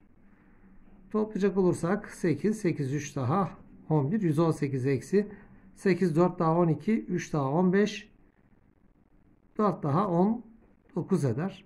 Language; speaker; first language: Turkish; native; Turkish